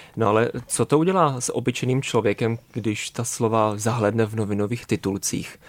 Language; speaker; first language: Czech; native; Czech